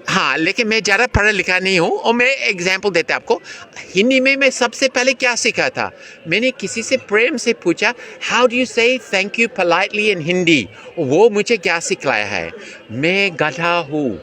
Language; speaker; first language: Hindi; non-native, fluent; English